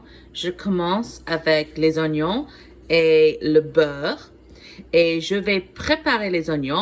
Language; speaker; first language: French; non-native, fluent; English